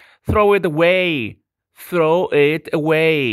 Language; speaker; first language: English; non-native, fluent; Spanish